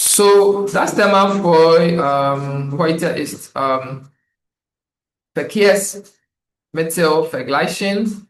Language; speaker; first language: German; non-native, fluent; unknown